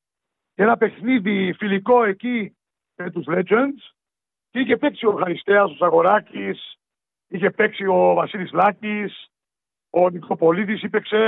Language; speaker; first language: Greek; early bilingual, heritage; Greek